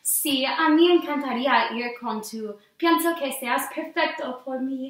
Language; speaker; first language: Spanish; non-native, learner; English